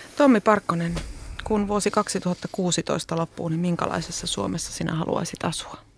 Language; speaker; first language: Finnish; native; Finnish